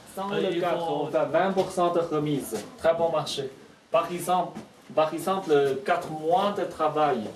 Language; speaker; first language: French; non-native, fluent; Chinese